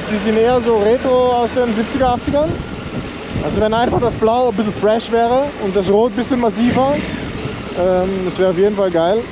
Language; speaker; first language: German; native; German